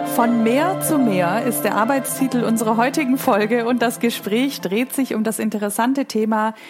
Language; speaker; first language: German; native; German